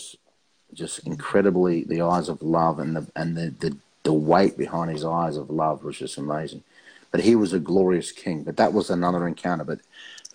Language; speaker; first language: English; native; English